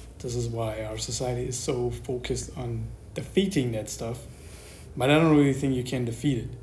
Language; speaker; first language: English; non-native, fluent; Persian